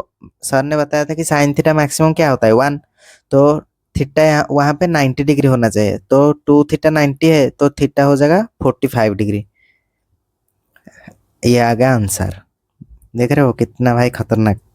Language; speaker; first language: Hindi; native; Hindi